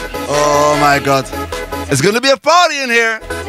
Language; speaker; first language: English; non-native, fluent; Dutch